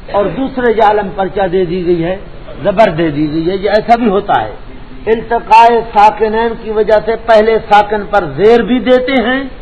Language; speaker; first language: Urdu; non-native, local second language; Punjabi